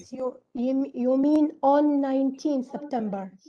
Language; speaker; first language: English; non-native, local second language; Malay